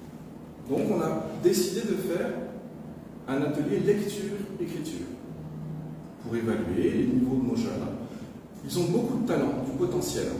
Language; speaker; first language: French; native; French